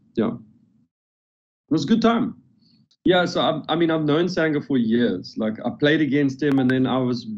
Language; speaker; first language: English; native; English